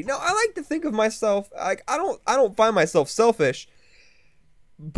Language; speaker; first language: English; native; English